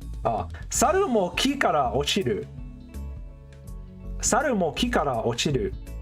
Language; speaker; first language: Japanese; non-native, learner; English